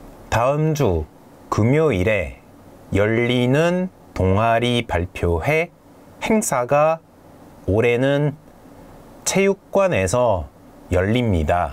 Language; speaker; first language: Korean; non-native, fluent; French